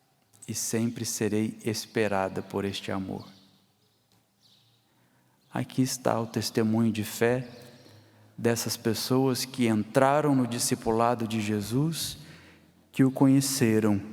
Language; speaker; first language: Portuguese; native; Portuguese